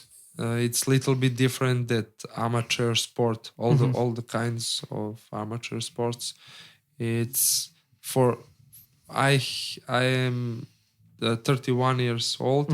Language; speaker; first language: English; non-native, learner; Serbian